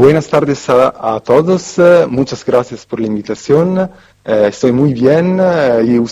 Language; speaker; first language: Spanish; non-native, fluent; Italian